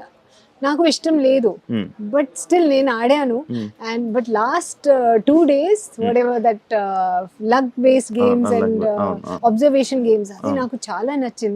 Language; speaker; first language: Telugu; non-native, learner; Hindi